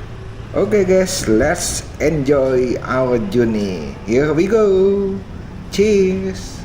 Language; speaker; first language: English; non-native, fluent; Indonesian